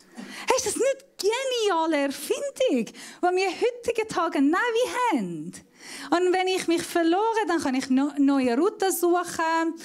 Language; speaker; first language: German; non-native, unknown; Persian